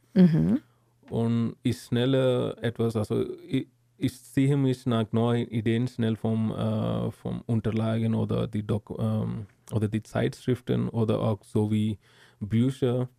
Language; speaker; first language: German; non-native, learner; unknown